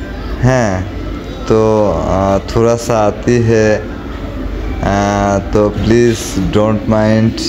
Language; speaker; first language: Hindi; non-native, learner; Bangla